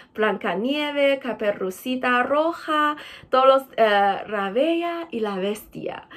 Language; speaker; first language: Spanish; non-native, fluent; Chinese